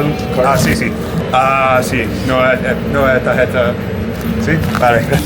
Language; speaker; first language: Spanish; non-native, learner; English